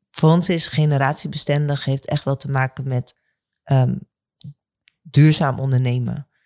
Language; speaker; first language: Dutch; native; Dutch